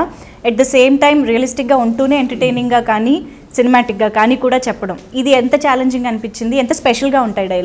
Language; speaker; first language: Telugu; native; Telugu